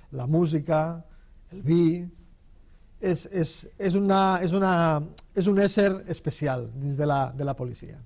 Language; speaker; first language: Catalan; non-native, local second language; Spanish